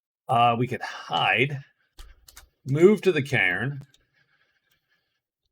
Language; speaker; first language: English; native; English